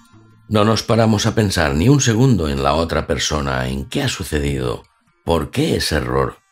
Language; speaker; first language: Spanish; native; Spanish